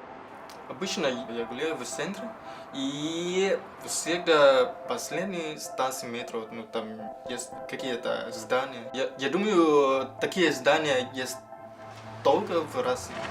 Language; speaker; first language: Russian; non-native, fluent; Thai